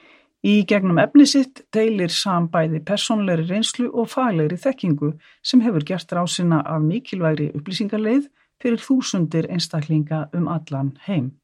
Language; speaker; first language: Icelandic; native; Icelandic